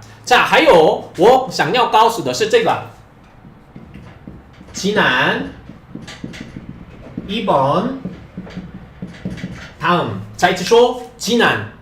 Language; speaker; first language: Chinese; non-native, fluent; Korean